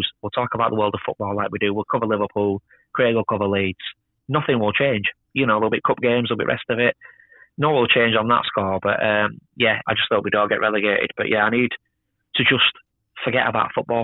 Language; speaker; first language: English; native; English